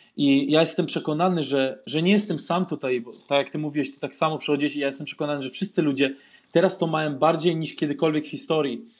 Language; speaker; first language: Polish; early bilingual, heritage; Polish